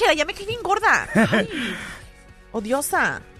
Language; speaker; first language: Spanish; early bilingual, heritage; Spanish